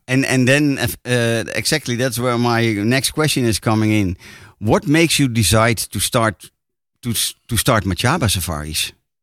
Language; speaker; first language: English; non-native, fluent; Dutch